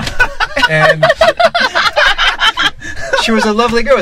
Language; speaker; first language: English; native; English